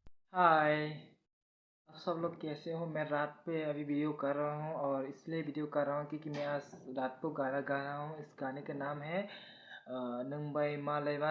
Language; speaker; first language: Hindi; non-native, local second language; Kok Borok